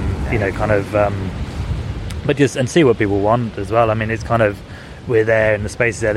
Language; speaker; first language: English; native; English